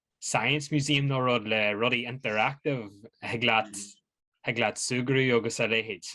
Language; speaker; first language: Irish; native; Irish